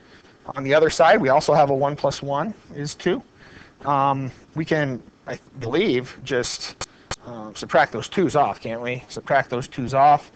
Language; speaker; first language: English; native; English